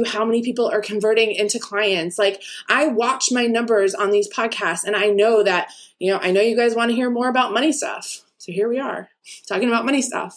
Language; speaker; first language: English; native; English